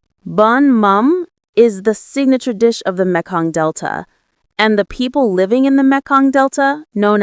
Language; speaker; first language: English; non-native, learner; Vietnamese